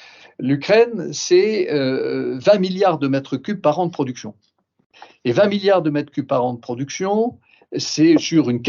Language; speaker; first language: French; native; French